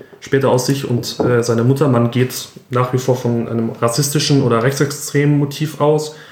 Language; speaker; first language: German; native; German